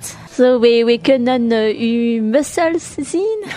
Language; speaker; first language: Dutch; non-native, local second language; French